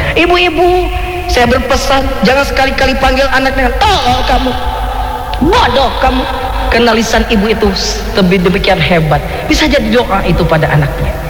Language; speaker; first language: Indonesian; non-native, local second language; Sundanese